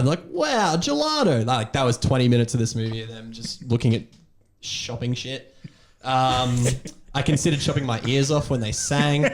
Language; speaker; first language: English; native; English